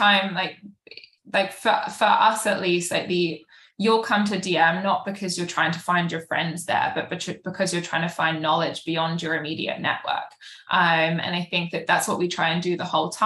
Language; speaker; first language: English; native; English